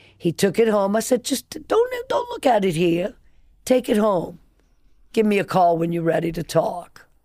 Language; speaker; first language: English; native; English